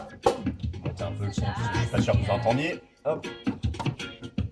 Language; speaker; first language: French; native; French